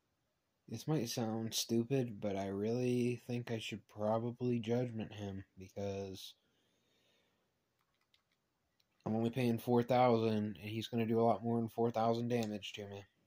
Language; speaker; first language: English; native; English